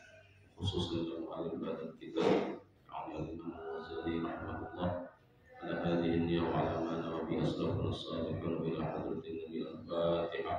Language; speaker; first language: Arabic; non-native, fluent; Indonesian